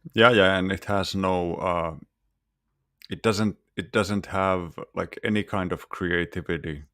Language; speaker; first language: English; non-native, fluent; Finnish